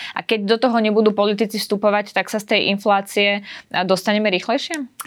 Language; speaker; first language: Slovak; native; Slovak